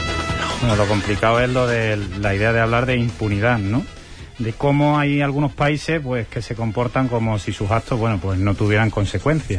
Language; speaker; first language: Spanish; native; Spanish